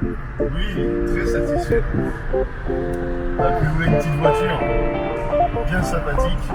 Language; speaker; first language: French; native; French